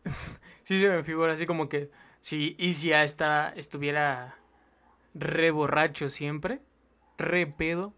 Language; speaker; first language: Spanish; native; Spanish